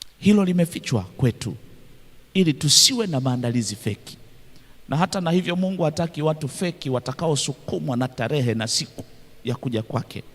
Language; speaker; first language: Swahili; native; Swahili